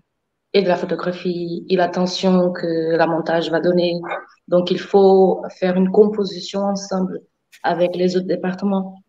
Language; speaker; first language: French; non-native, fluent; Portuguese